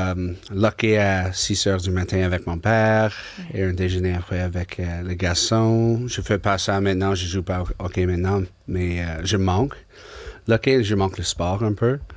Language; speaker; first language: French; non-native, local second language; English